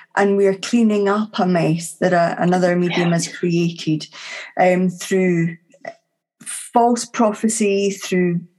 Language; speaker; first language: English; native; English